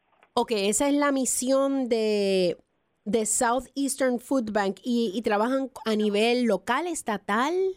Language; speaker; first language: Spanish; native; Spanish